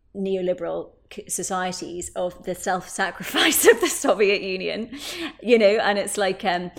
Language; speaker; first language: English; native; English